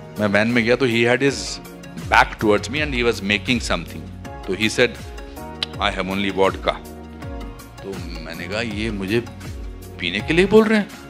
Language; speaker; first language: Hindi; native; Hindi